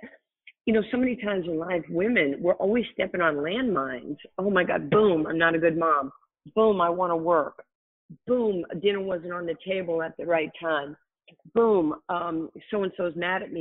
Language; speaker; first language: English; native; English